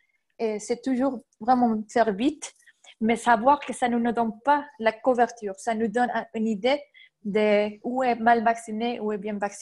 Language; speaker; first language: French; non-native, fluent; Spanish